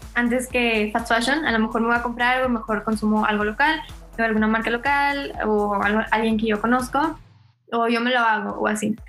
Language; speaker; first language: Spanish; native; Spanish